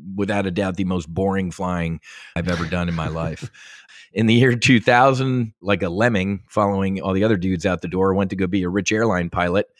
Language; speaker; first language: English; native; English